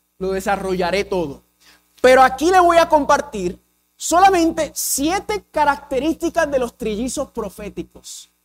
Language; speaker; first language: Spanish; early bilingual, heritage; English